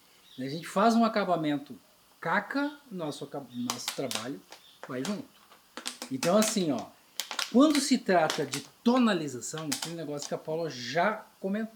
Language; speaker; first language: Portuguese; native; Portuguese